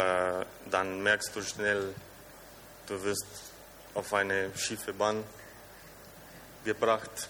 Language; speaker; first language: German; non-native, fluent; Romanian